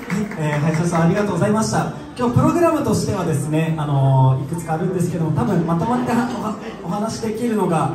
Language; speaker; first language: Japanese; native; Japanese